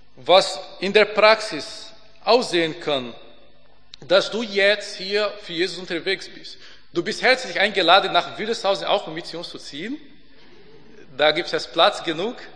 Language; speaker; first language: German; non-native, fluent; Portuguese